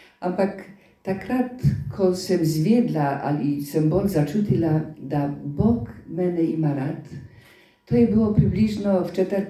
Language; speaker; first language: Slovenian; non-native, fluent; Polish